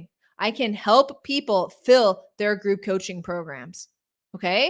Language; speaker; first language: English; native; English